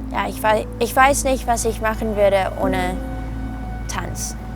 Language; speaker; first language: German; non-native, fluent; English